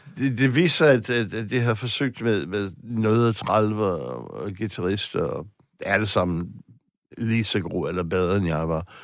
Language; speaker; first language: Danish; non-native, fluent; English